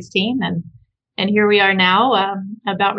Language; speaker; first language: English; native; English